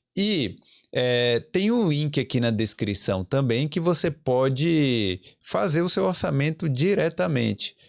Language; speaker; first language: Portuguese; native; Portuguese